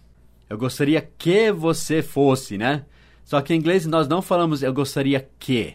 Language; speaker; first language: Portuguese; non-native, fluent; English